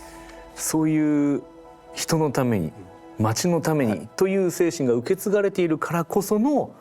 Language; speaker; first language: Japanese; native; Japanese